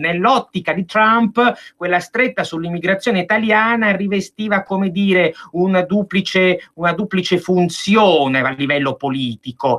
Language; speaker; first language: Italian; native; Italian